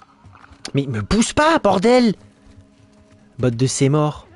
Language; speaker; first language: French; native; French